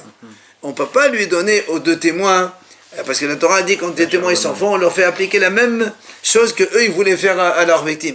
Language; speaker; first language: French; native; French